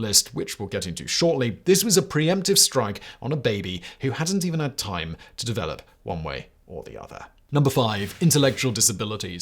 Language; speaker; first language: English; native; English